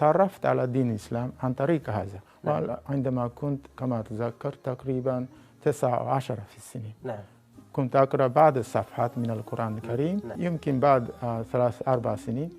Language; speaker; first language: Arabic; non-native, fluent; Japanese